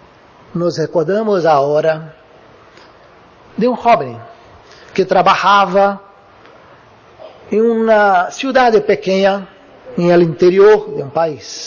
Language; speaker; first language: Spanish; non-native, learner; Portuguese